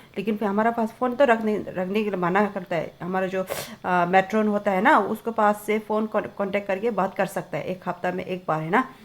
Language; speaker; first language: Hindi; non-native, local second language; Tibetan